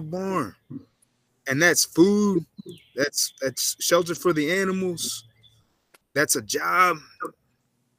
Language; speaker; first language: English; native; English